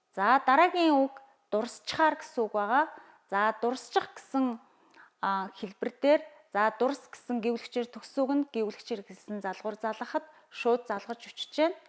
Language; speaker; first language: Mongolian; native; Mongolian